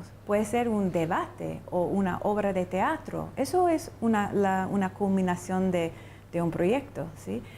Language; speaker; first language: Spanish; non-native, fluent; English